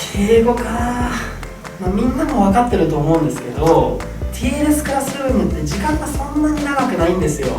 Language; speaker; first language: Japanese; native; Japanese